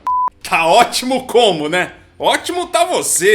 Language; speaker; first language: Portuguese; native; Portuguese